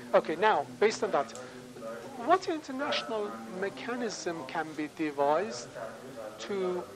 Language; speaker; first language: English; non-native, fluent; Persian